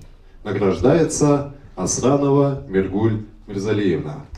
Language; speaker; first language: Russian; native; Russian